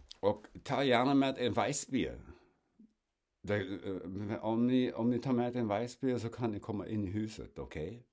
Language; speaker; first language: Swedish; non-native, fluent; German